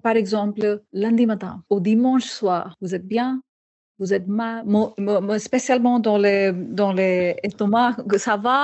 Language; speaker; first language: French; non-native, learner; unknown